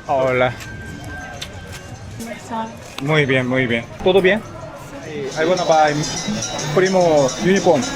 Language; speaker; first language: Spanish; non-native, learner; Korean